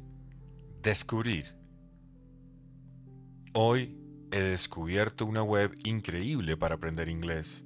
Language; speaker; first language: Spanish; native; Spanish